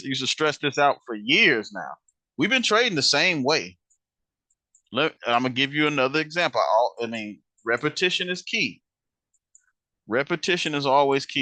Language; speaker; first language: English; native; English